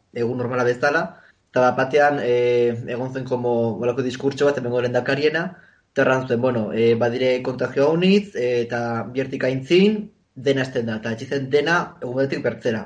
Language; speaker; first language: Basque; non-native, local second language; Spanish